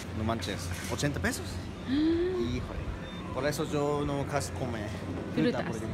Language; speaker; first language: Spanish; non-native, learner; Japanese